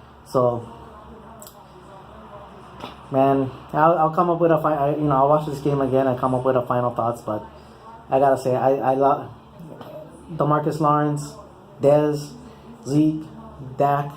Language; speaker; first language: English; native; English